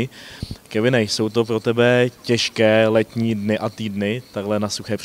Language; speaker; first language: Czech; native; Czech